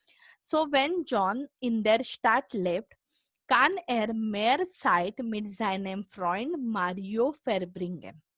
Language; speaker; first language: German; non-native, fluent; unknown